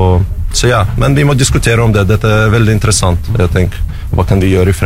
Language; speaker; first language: Norwegian; non-native, learner; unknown